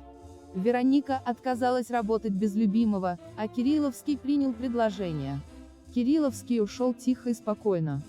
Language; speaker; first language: Russian; native; Russian